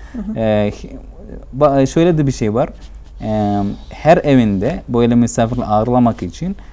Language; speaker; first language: Turkish; non-native, fluent; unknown